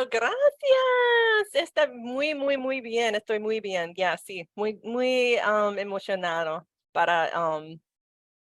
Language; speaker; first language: Spanish; non-native, learner; English